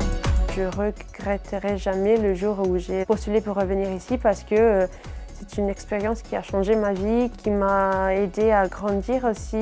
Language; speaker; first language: French; non-native, fluent; Italian